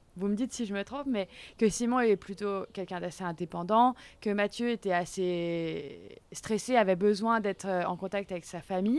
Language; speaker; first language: French; native; French